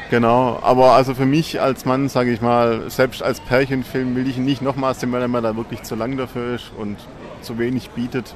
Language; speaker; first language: German; native; German